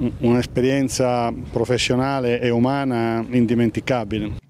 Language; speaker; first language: Italian; native; Italian